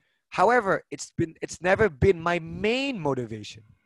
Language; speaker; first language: English; early bilingual, other home language; Indonesian